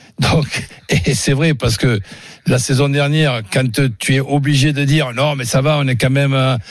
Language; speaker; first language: French; native; French